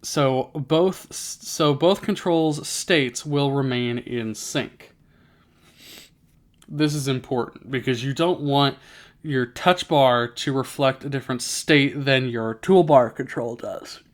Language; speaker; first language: English; native; English